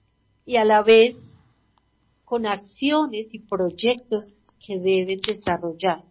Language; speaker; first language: Spanish; native; Spanish